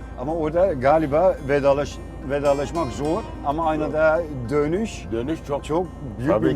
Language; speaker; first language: Turkish; non-native, fluent; Dutch